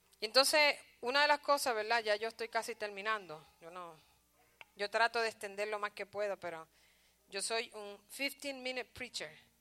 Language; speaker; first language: Spanish; early bilingual, heritage; Spanish